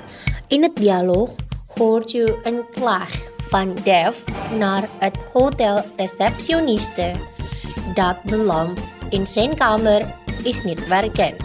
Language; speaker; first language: Dutch; non-native, learner; Indonesian